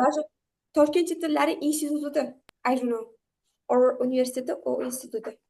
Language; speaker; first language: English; non-native, learner; Uzbek